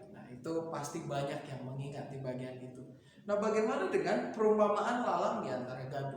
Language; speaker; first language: Indonesian; native; Indonesian